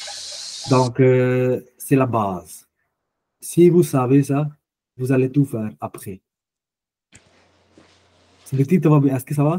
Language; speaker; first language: French; non-native, fluent; Hindi